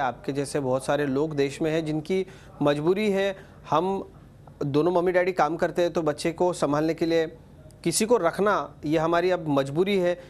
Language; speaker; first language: Hindi; non-native, local second language; Marathi